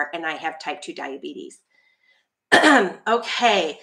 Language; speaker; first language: English; native; English